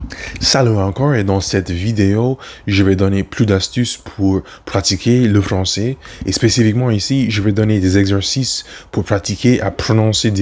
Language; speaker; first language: French; non-native, learner; English